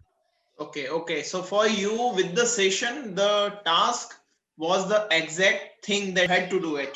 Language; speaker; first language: English; non-native, local second language; Gujarati